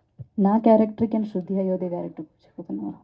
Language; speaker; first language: Telugu; non-native, learner; Malayalam